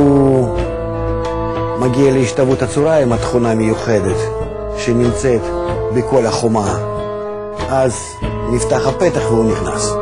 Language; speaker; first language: Hebrew; non-native, fluent; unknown